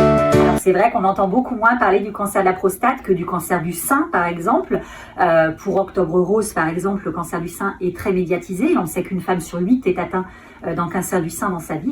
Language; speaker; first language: French; native; French